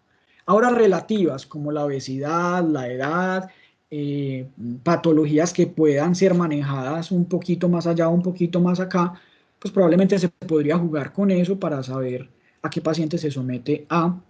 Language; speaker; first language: Spanish; native; Spanish